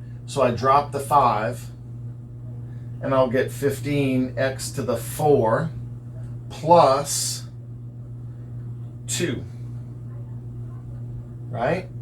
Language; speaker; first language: English; native; English